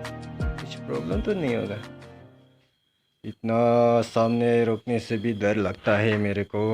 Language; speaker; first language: Hindi; non-native, local second language; Bodo